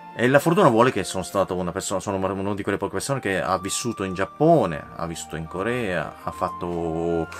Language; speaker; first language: Italian; native; Italian